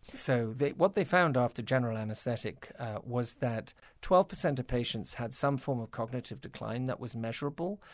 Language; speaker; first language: English; native; English